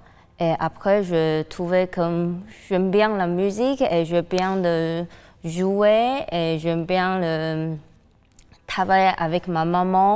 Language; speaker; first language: French; non-native, learner; Chinese